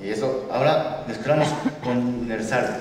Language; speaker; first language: Spanish; non-native, learner; Japanese